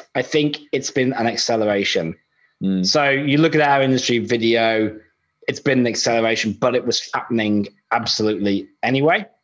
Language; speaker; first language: English; native; English